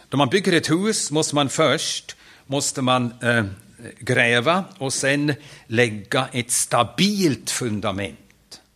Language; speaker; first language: Swedish; non-native, fluent; German